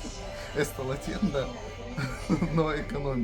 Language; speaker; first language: Spanish; non-native, learner; Russian